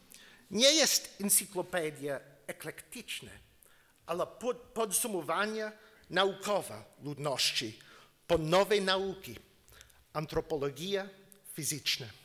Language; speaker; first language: Polish; non-native, learner; English